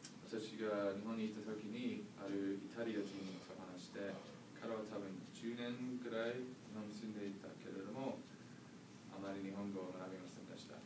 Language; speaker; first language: Japanese; non-native, learner; English